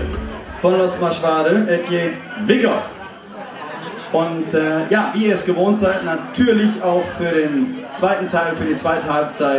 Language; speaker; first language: German; native; German